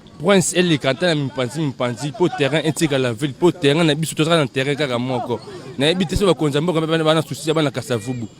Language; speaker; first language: Lingala; native; Lingala